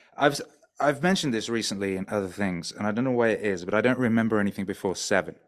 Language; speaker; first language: English; native; English